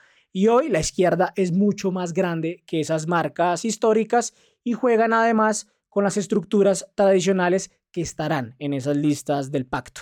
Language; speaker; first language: Spanish; native; Spanish